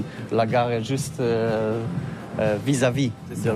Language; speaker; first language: French; non-native, learner; Polish